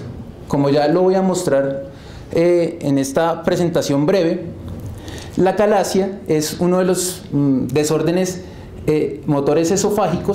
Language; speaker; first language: Spanish; native; Spanish